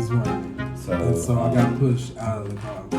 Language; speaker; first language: English; native; English